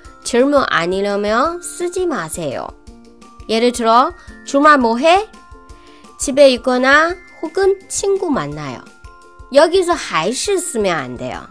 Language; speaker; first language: Korean; non-native, fluent; Chinese